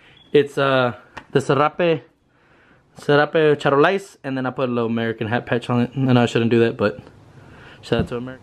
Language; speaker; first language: English; early bilingual, other home language; Spanish